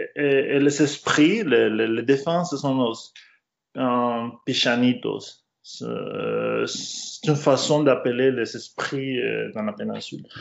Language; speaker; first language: French; non-native, fluent; Spanish